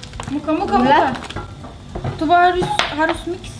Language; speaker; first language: Indonesian; non-native, learner; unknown